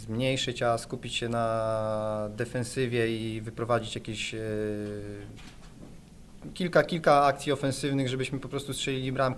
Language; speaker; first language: Polish; native; Polish